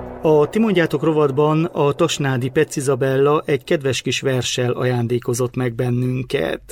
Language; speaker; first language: Hungarian; native; Hungarian